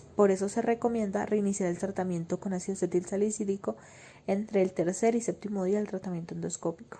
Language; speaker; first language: Spanish; native; Spanish